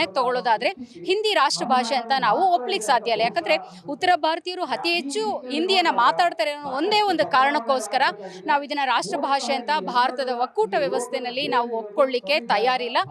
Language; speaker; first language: Kannada; native; Kannada